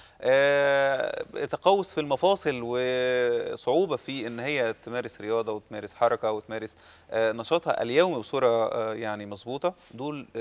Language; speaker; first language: Arabic; native; Arabic